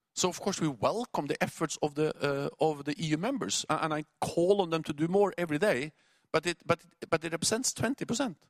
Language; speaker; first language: English; non-native, fluent; Norwegian